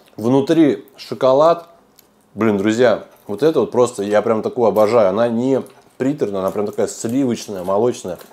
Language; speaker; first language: Russian; native; Russian